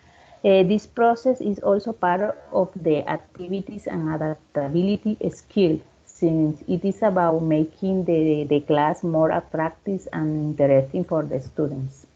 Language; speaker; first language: English; non-native, learner; Spanish